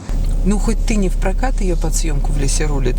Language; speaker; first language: Russian; native; Russian